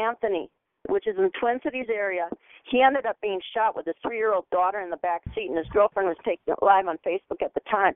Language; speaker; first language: English; native; English